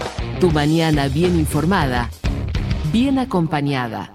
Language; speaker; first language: Spanish; native; Spanish